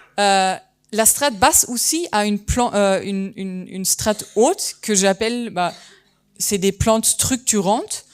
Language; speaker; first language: French; non-native, fluent; German